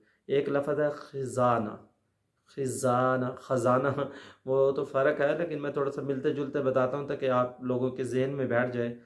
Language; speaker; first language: Urdu; native; Urdu